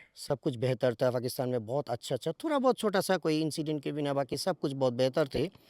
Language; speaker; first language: Urdu; non-native, fluent; Bangla